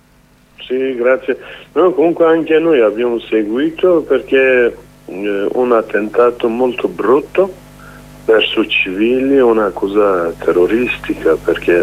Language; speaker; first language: Italian; non-native, learner; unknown